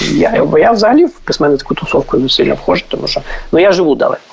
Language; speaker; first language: Ukrainian; non-native, fluent; Russian